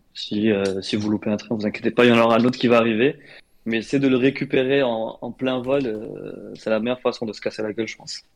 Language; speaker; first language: French; non-native, local second language; Arabic